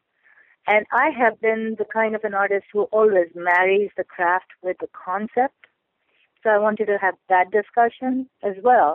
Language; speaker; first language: English; non-native, local second language; Urdu